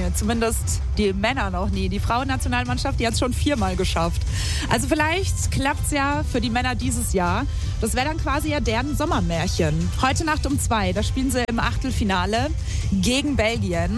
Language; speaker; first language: German; native; German